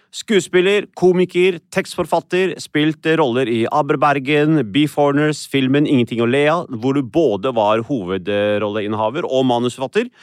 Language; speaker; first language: Norwegian; early bilingual, other home language; Urdu